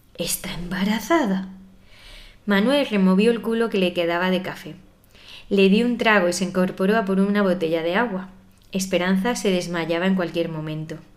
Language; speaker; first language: Spanish; native; Spanish